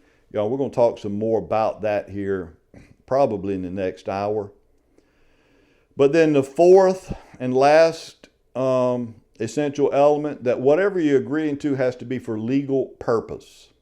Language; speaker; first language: English; native; English